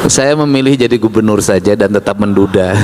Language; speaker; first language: Indonesian; native; Indonesian